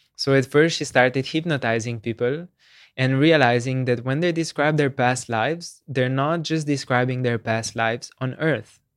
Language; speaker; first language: English; non-native, fluent; Slovenian